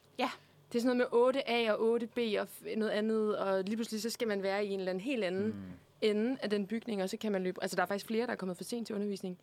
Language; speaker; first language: Danish; native; Danish